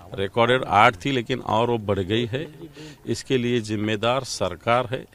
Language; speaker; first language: Hindi; non-native, local second language; Marathi